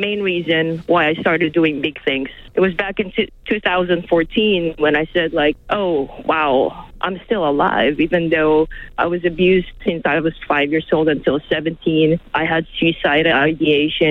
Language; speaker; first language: English; non-native, local second language; Filipino